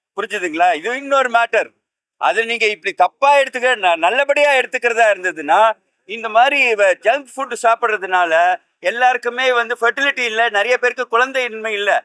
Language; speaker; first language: Tamil; native; Tamil